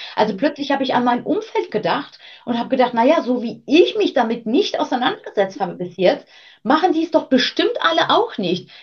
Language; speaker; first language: German; early bilingual, other home language; Armenian